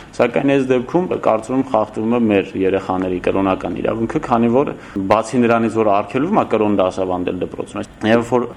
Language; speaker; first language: Armenian; non-native, local second language; Kurdish